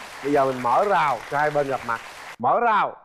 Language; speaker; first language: Vietnamese; native; Vietnamese